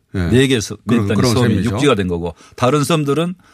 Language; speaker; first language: Korean; native; Korean